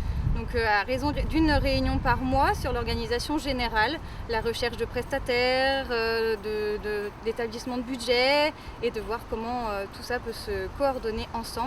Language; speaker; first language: French; native; French